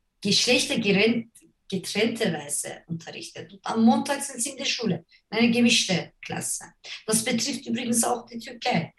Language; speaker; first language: German; non-native, fluent; Turkish